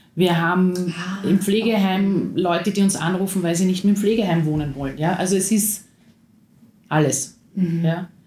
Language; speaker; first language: German; native; German